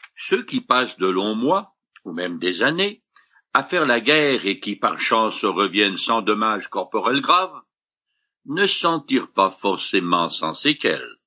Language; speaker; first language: French; native; French